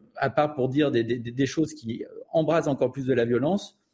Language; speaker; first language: French; native; French